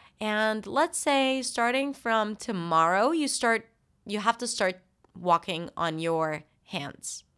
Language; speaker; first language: English; non-native, fluent; Hebrew